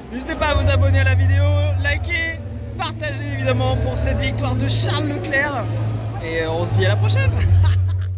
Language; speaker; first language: French; native; French